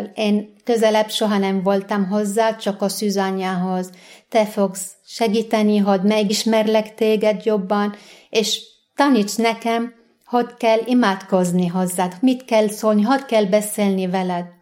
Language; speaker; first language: Hungarian; non-native, fluent; Arabic